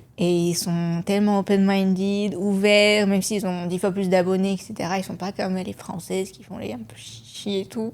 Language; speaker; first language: French; early bilingual, other home language; Persian